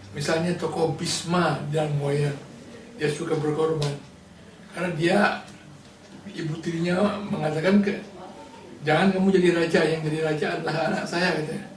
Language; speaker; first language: Indonesian; non-native, local second language; Balinese